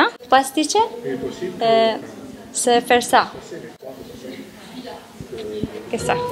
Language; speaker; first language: French; non-native, learner; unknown